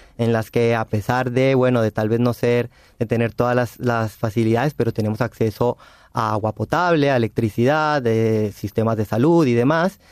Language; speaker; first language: Spanish; native; Spanish